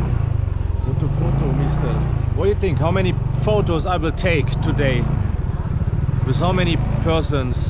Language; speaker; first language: English; non-native, fluent; German